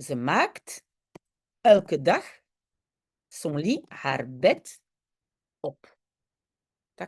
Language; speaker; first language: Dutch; non-native, local second language; French